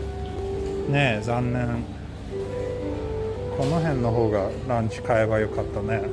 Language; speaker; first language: Japanese; non-native, fluent; Swedish